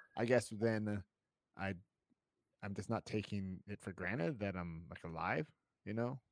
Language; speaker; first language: English; native; English